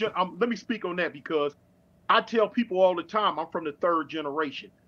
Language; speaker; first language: English; native; English